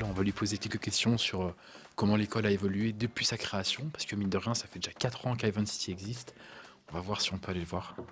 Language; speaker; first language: French; native; French